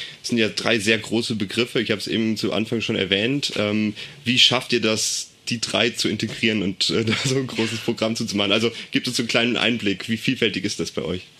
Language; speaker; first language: German; native; German